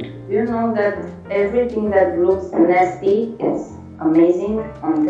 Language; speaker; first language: English; non-native, learner; Romanian